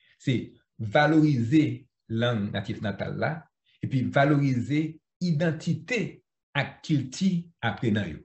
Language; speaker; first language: Haitian Creole; native; Haitian Creole